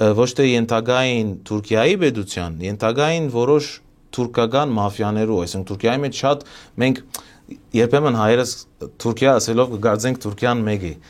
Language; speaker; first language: Armenian; early bilingual, heritage; Armenian